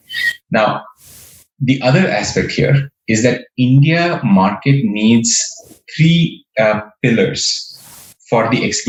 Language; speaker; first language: English; non-native, local second language; Marathi